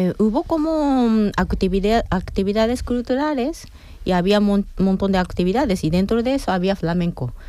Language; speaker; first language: Spanish; non-native, fluent; Japanese